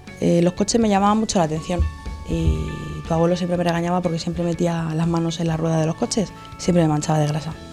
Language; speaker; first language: Spanish; early bilingual, other home language; Arabic